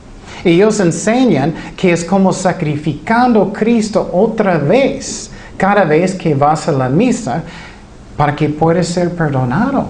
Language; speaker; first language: Spanish; non-native, fluent; English